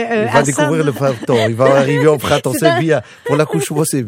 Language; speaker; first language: French; non-native, local second language; Arabic